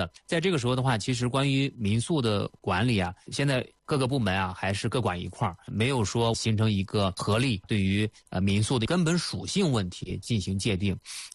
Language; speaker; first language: Chinese; native; Chinese